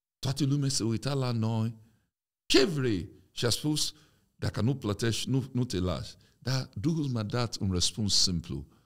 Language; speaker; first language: Romanian; non-native, fluent; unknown